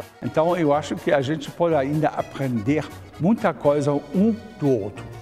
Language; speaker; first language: Portuguese; non-native, fluent; German